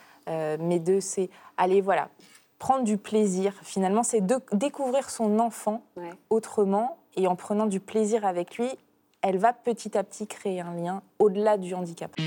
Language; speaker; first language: French; native; French